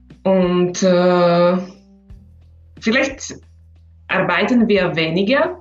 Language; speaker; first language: German; non-native, learner; Slovak